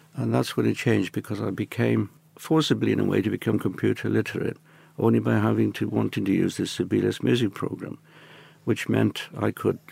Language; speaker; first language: English; native; English